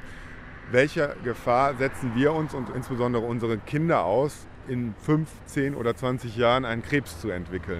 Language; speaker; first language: German; native; German